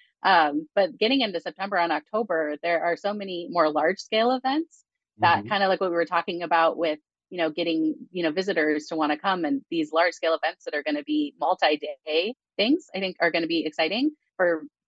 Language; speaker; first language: English; native; English